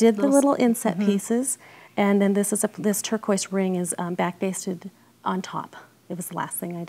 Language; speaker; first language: English; native; English